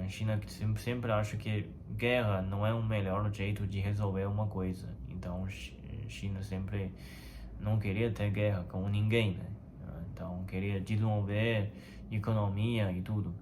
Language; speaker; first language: Portuguese; non-native, fluent; Chinese